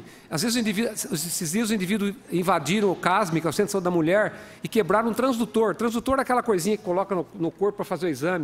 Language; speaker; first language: Portuguese; native; Portuguese